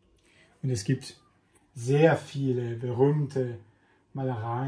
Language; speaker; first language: German; non-native, fluent; Italian